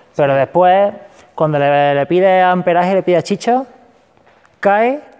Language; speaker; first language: Spanish; native; Spanish